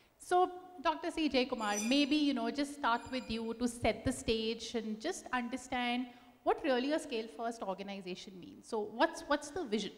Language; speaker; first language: English; non-native, local second language; Hindi